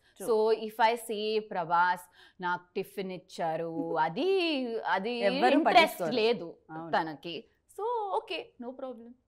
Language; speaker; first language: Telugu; non-native, learner; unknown